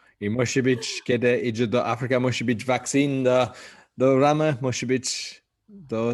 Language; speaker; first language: Polish; non-native, learner; English